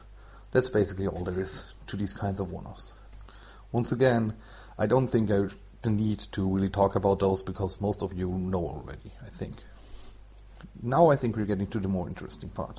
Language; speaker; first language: English; non-native, fluent; German